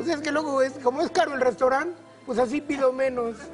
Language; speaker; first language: Spanish; native; Spanish